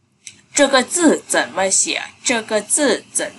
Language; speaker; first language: Chinese; non-native, fluent; Vietnamese